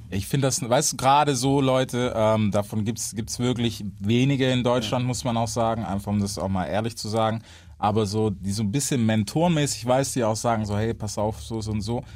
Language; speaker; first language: German; native; German